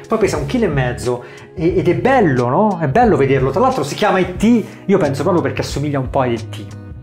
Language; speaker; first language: Italian; native; Italian